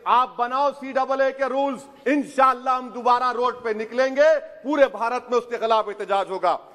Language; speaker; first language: Urdu; native; Urdu